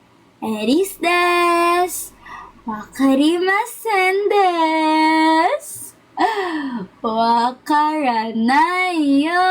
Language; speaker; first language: Japanese; non-native, learner; Filipino